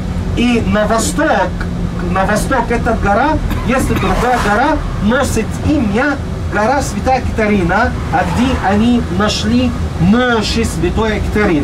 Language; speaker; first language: Russian; non-native, learner; Arabic